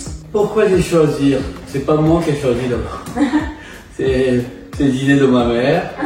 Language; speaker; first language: French; non-native, fluent; Japanese